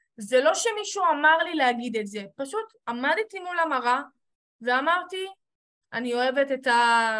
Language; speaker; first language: Hebrew; native; Hebrew